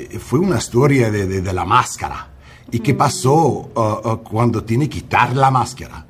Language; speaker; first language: Spanish; non-native, learner; English